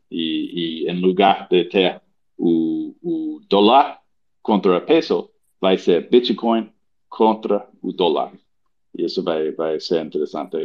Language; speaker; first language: Portuguese; non-native, learner; English